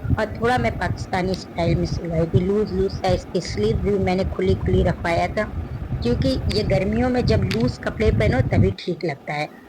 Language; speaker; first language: Hindi; native; Hindi